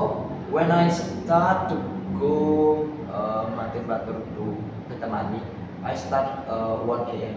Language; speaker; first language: English; non-native, learner; Indonesian